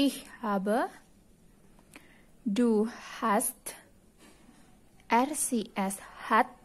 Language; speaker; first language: German; non-native, fluent; Indonesian